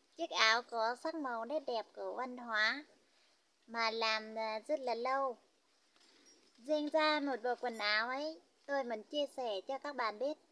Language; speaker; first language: Vietnamese; non-native, local second language; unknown